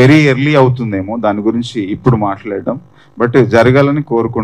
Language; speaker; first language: Telugu; native; Telugu